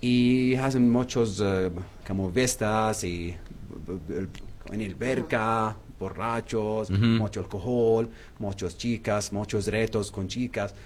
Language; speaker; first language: Spanish; non-native, learner; Arabic